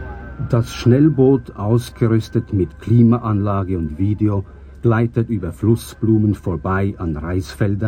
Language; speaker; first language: German; native; German